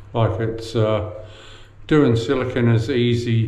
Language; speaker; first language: English; native; English